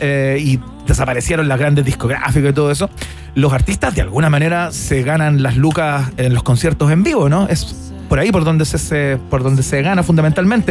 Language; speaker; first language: Spanish; native; Spanish